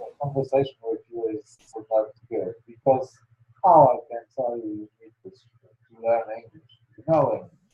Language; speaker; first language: English; non-native, learner; Polish